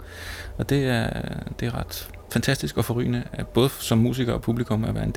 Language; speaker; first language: Danish; native; Danish